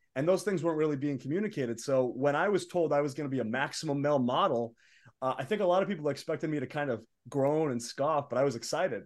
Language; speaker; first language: English; early bilingual, other home language; Arabic